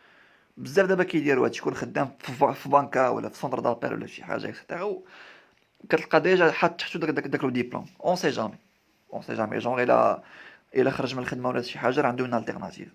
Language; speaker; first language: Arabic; native; Arabic